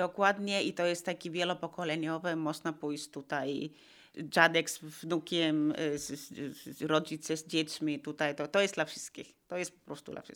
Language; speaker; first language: Polish; non-native, fluent; Finnish